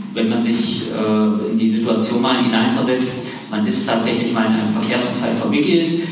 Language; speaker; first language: German; native; German